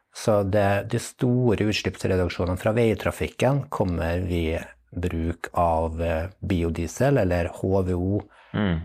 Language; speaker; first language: Norwegian; native; Norwegian